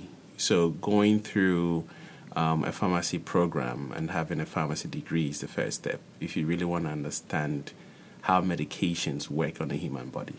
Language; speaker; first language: English; non-native, local second language; Akan